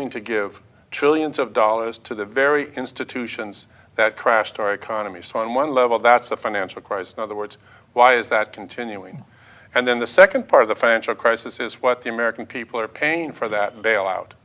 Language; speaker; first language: English; native; English